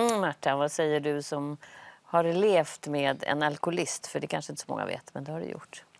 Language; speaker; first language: Swedish; native; Swedish